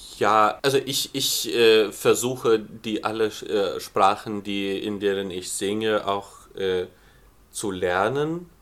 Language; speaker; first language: German; non-native, fluent; Lithuanian